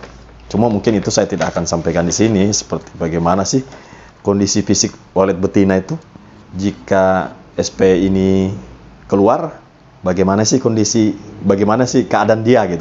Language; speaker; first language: Indonesian; native; Indonesian